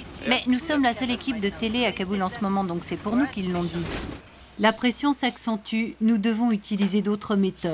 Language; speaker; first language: French; native; French